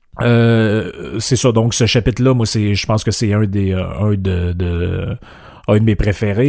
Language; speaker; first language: French; native; French